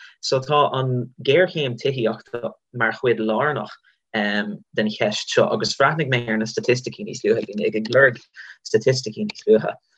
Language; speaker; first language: Irish; native; Irish